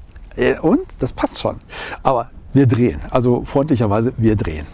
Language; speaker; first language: German; native; German